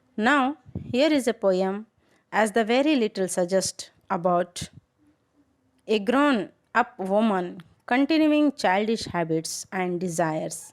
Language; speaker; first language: English; non-native, local second language; Kannada